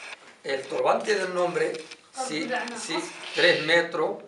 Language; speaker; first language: Spanish; non-native, learner; Arabic